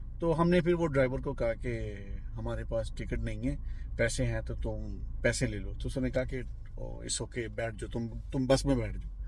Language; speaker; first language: Urdu; non-native, local second language; Punjabi